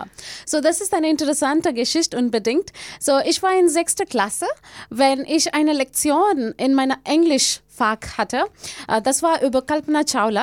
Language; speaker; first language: German; non-native, learner; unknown